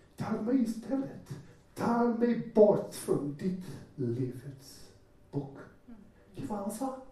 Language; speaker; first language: Swedish; non-native, fluent; Portuguese